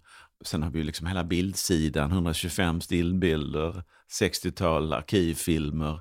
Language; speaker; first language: Swedish; native; Swedish